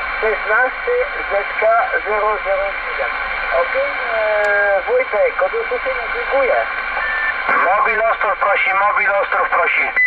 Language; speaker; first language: Polish; non-native, learner; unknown